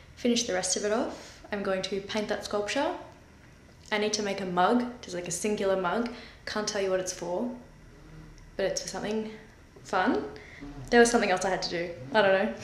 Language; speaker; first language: English; native; English